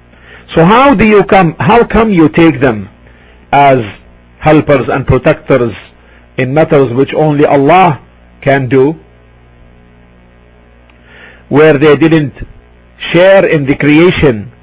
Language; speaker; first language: English; non-native, fluent; Arabic